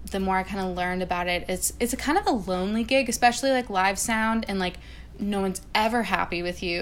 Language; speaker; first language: English; native; English